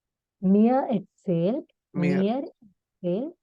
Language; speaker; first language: German; non-native, fluent; Malayalam